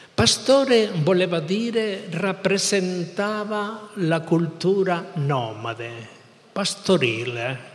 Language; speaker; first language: Italian; non-native, fluent; Spanish